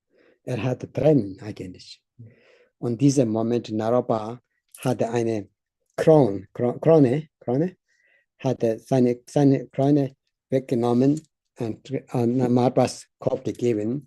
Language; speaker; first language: German; non-native, learner; Tibetan